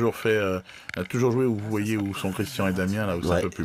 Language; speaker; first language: French; native; French